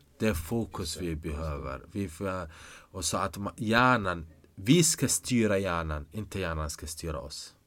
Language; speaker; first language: Swedish; non-native, fluent; Arabic